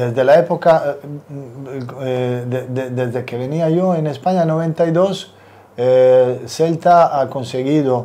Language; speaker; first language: Spanish; non-native, fluent; Serbian